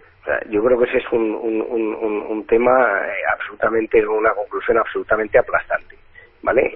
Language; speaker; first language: Spanish; native; Spanish